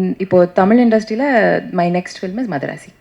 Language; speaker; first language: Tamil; non-native, learner; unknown